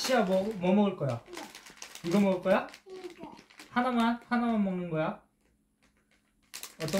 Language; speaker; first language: Russian; early bilingual, heritage; Russian